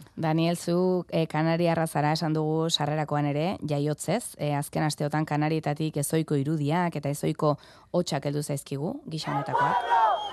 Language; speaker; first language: Basque; native; Basque